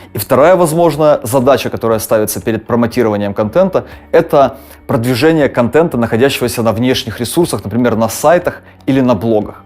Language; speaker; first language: Russian; native; Russian